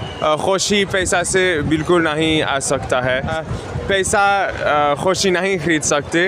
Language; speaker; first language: Hindi; non-native, learner; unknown